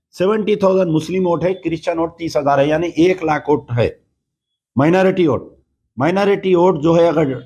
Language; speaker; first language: Hindi; non-native, local second language; Urdu